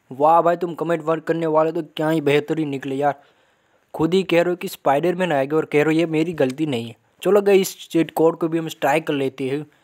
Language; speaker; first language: Hindi; non-native, local second language; Gujarati